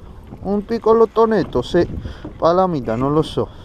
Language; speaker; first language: Italian; non-native, learner; Georgian